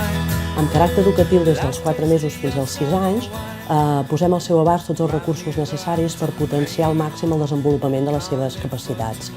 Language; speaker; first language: Catalan; native; Catalan